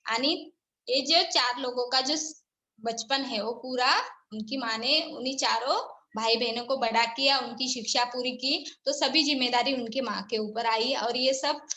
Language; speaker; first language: Hindi; non-native, local second language; Marathi